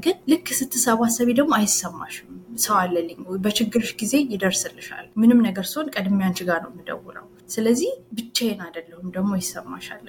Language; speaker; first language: Amharic; native; Amharic